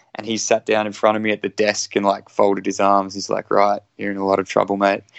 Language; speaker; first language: English; native; English